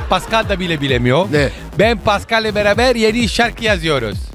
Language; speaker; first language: Turkish; non-native, learner; Italian